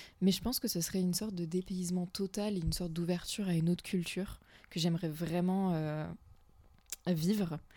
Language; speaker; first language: French; native; French